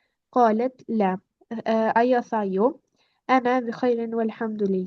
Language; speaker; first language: Arabic; non-native, learner; Albanian